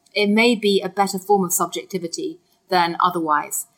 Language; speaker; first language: English; native; English